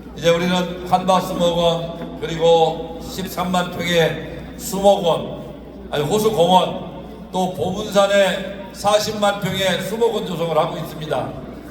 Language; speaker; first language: Korean; native; Korean